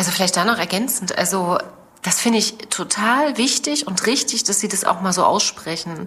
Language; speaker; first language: German; native; German